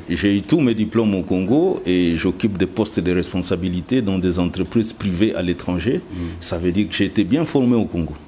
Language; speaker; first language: French; non-native, local second language; Lingala